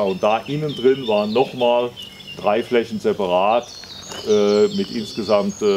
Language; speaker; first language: German; native; German